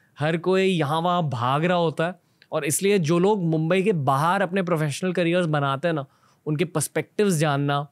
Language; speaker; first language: Hindi; native; Hindi